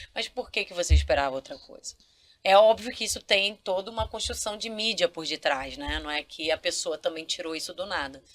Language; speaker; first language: Portuguese; non-native, local second language; Kabuverdianu